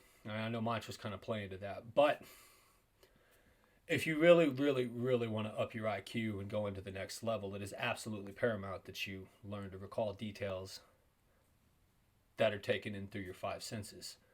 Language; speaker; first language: English; native; English